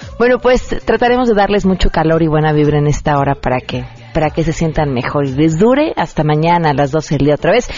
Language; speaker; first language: Spanish; native; Spanish